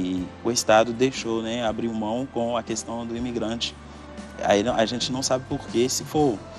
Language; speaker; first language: Portuguese; non-native, fluent; Haitian Creole